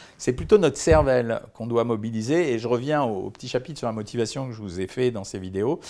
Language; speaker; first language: French; native; French